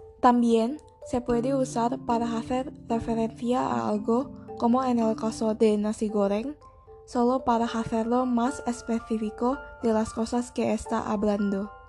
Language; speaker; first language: Spanish; non-native, learner; Indonesian